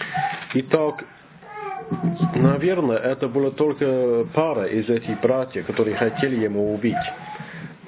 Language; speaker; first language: Russian; non-native, learner; English